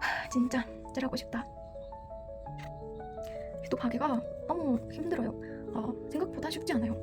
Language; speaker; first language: Korean; non-native, learner; Mongolian